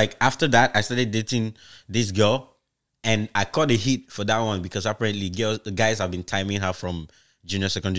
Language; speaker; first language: English; non-native, local second language; Igbo